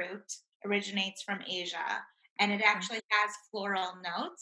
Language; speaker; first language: English; native; English